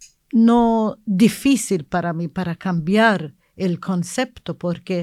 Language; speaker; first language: Spanish; non-native, learner; Arabic